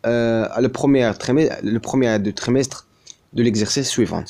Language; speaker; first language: French; non-native, local second language; Arabic